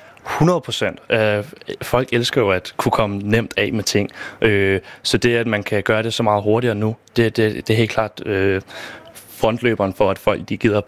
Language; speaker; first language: Danish; native; Danish